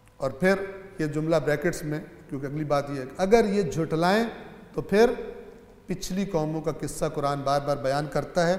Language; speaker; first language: Urdu; non-native, local second language; Punjabi